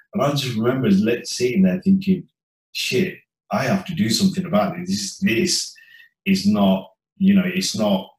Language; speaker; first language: English; native; English